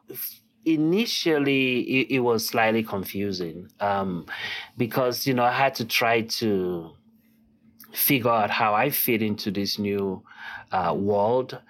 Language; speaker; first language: English; non-native, local second language; Yoruba